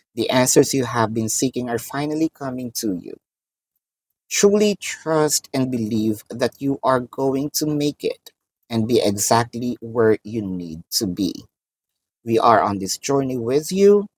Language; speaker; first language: English; non-native, local second language; Filipino